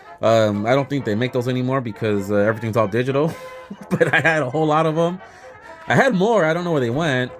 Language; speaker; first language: English; native; English